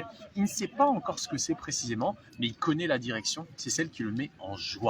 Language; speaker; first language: French; native; French